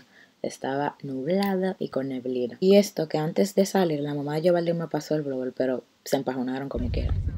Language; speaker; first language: Spanish; native; Spanish